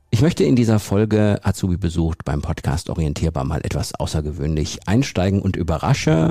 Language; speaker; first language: German; native; German